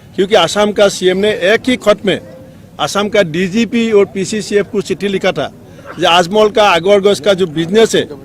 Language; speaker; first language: Hindi; non-native, local second language; Assamese